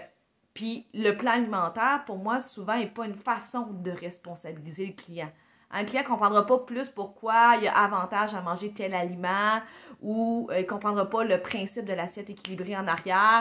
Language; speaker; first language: French; native; French